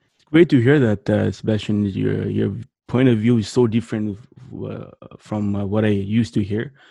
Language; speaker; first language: English; non-native, fluent; French